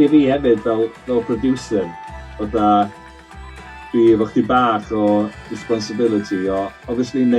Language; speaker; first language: Welsh; native; Welsh